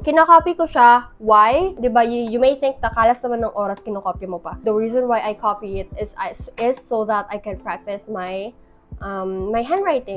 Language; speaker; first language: English; non-native, local second language; Filipino